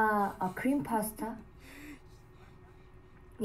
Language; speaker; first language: English; non-native, learner; Korean